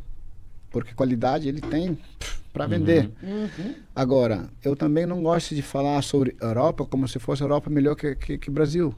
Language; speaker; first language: Portuguese; non-native, fluent; Dutch